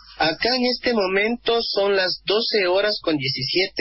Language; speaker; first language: Spanish; native; Spanish